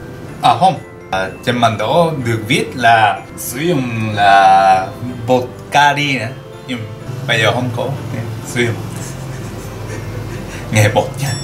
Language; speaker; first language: Vietnamese; non-native, learner; Japanese